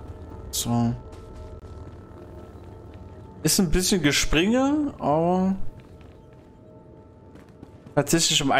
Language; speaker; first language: German; native; German